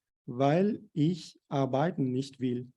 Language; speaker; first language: German; non-native, fluent; Portuguese